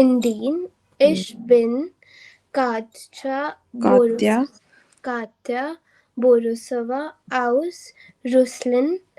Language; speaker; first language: German; non-native, learner; Hindi